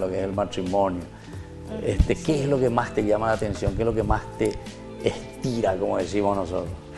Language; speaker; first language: Spanish; native; Spanish